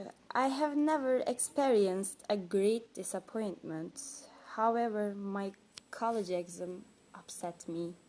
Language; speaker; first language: English; non-native, fluent; Turkish